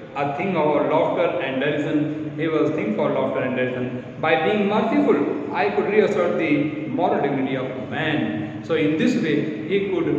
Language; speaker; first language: English; non-native, local second language; Hindi